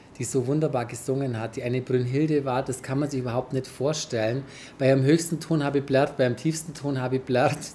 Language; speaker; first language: German; early bilingual, other home language; Romanian